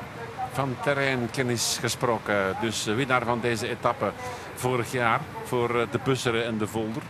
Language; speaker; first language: Dutch; native; Dutch